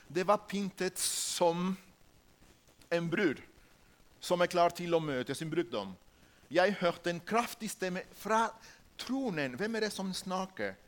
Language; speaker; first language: Norwegian; non-native, learner; Spanish